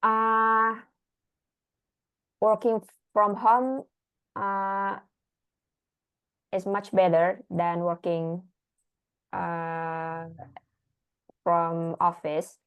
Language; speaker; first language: English; non-native, learner; Indonesian